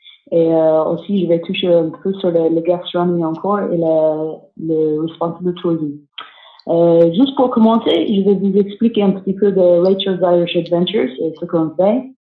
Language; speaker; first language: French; non-native, fluent; English